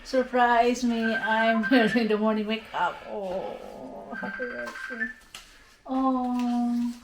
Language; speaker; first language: English; non-native, learner; Cebuano